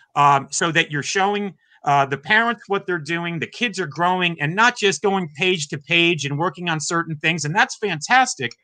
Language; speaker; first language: English; native; English